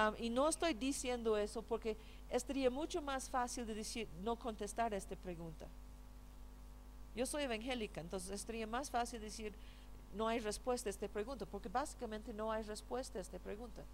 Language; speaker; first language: Spanish; non-native, fluent; English